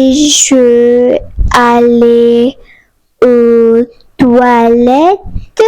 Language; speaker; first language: French; non-native, fluent; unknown